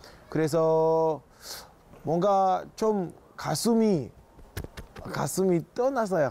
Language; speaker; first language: Korean; non-native, fluent; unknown